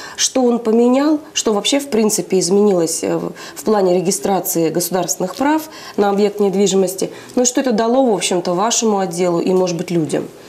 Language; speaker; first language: Russian; native; Russian